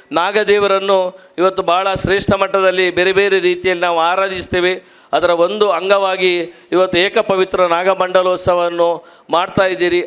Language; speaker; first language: Kannada; non-native, local second language; Tulu